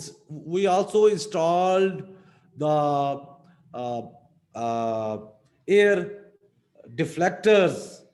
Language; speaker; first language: English; non-native, local second language; Urdu